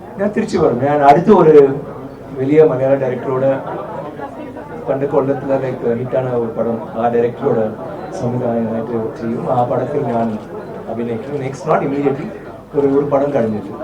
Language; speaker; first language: Malayalam; non-native, learner; Tamil